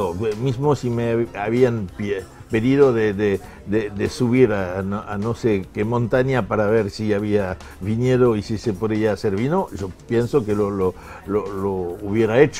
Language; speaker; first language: Spanish; non-native, fluent; French